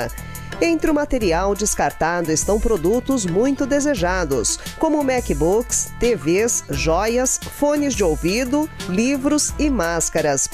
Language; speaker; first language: Portuguese; native; Portuguese